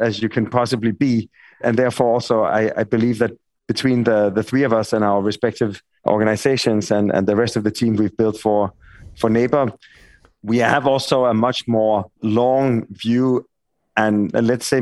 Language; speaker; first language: English; non-native, fluent; Danish